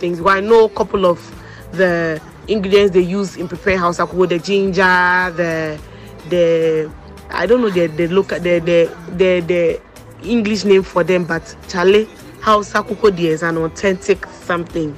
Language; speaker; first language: English; non-native, local second language; Akan